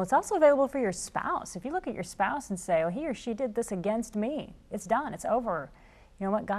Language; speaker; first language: English; native; English